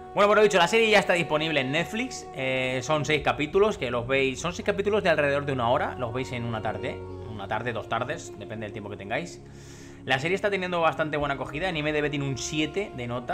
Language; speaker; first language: Spanish; native; Spanish